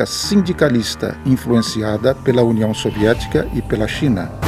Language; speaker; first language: Portuguese; native; Portuguese